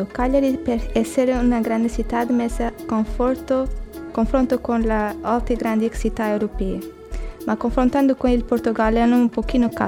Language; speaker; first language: Italian; non-native, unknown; Portuguese